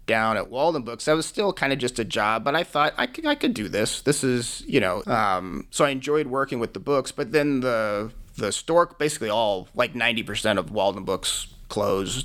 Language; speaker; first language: English; native; English